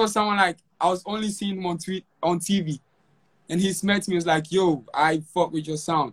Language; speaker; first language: English; non-native, local second language; Akan